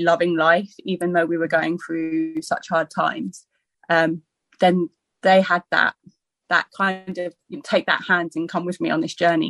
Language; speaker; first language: English; native; English